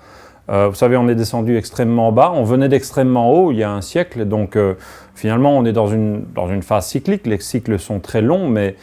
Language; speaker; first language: French; native; French